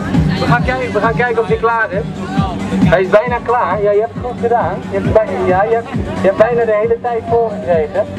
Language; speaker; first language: Dutch; native; Dutch